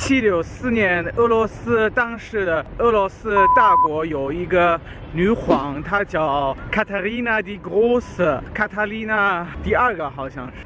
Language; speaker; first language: Chinese; non-native, fluent; German